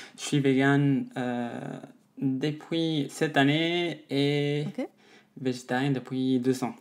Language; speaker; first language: French; non-native, fluent; Spanish